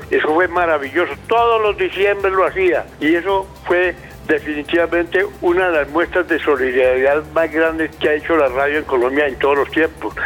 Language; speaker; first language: Spanish; native; Spanish